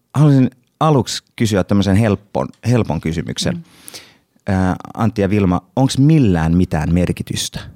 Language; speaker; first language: Finnish; non-native, local second language; Swedish